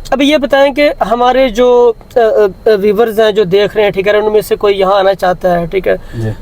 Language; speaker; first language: Hindi; native; Hindi